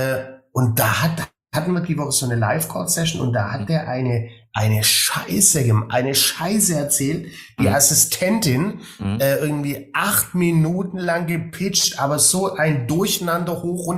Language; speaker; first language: German; native; German